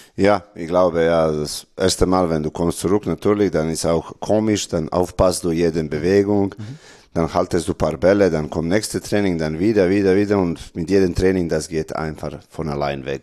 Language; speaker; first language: German; non-native, learner; Serbian